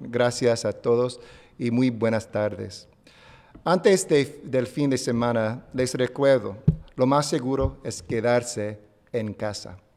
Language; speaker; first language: Spanish; non-native, fluent; English